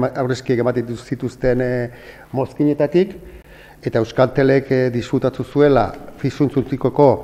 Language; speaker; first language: Basque; native; Basque